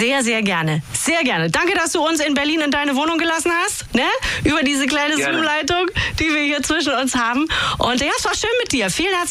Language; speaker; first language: German; native; German